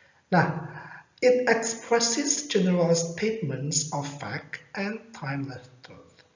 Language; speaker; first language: English; non-native, fluent; Indonesian